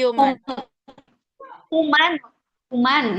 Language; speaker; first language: English; non-native, learner; Indonesian